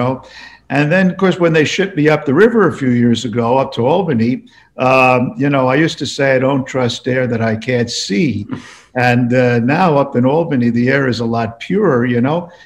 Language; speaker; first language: English; native; English